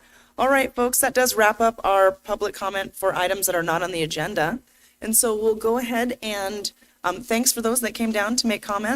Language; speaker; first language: English; native; English